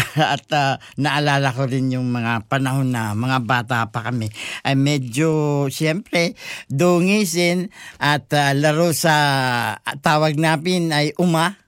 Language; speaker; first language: Filipino; non-native, local second language; Bikol